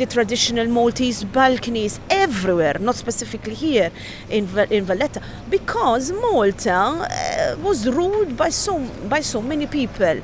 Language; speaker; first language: English; non-native, fluent; Maltese